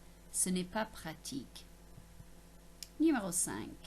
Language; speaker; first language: French; non-native, fluent; English